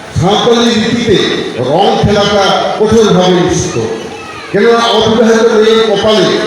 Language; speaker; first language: Bangla; non-native, local second language; Santali